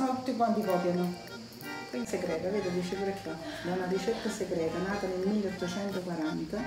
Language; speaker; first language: Italian; native; Italian